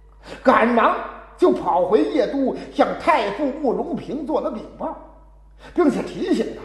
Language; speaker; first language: Chinese; native; Chinese